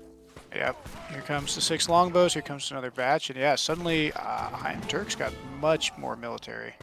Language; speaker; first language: English; native; English